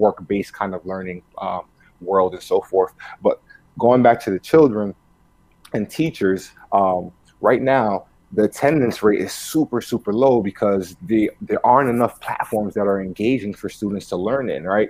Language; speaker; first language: English; early bilingual, other home language; Spanish